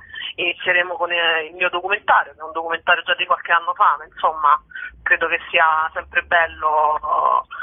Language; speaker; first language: Italian; native; Italian